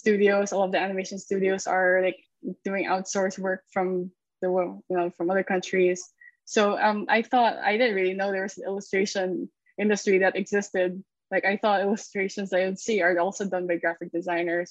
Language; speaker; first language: English; non-native, local second language; Filipino